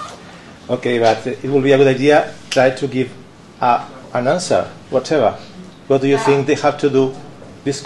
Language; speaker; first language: English; non-native, fluent; Spanish